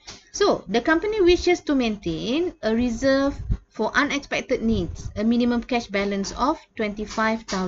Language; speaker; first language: English; non-native, local second language; Malay